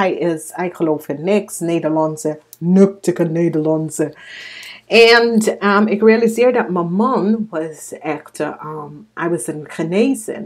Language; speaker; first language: Dutch; non-native, learner; English